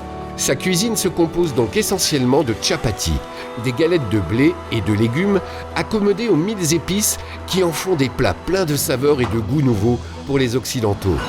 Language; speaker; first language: French; native; French